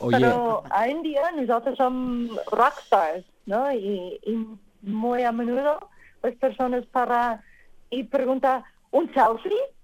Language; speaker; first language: Spanish; non-native, learner; English